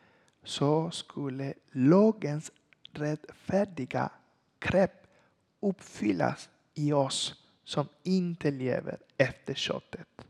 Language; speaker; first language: Swedish; non-native, learner; Spanish